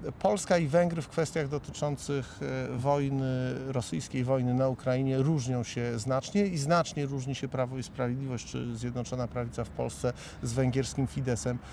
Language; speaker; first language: Polish; native; Polish